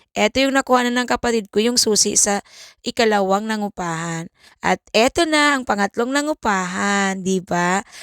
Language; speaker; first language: Filipino; native; Filipino